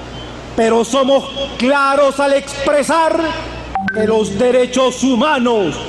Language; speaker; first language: Spanish; native; Spanish